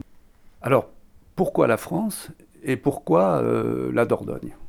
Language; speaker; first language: French; native; French